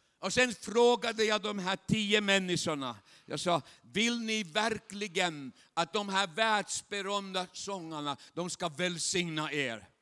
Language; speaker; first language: Swedish; non-native, fluent; Chinese